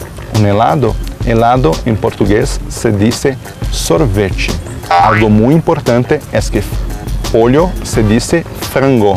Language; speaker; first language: Spanish; non-native, fluent; Portuguese